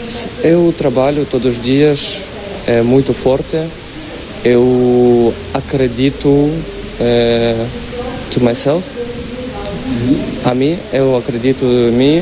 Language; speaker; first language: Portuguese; non-native, learner; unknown